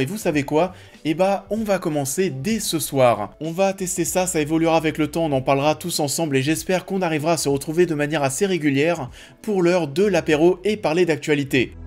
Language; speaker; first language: French; native; French